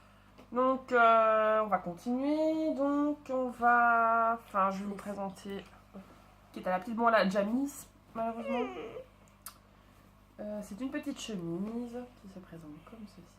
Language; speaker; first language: French; native; French